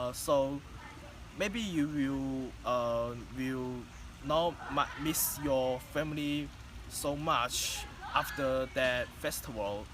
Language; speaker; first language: English; non-native, learner; Chinese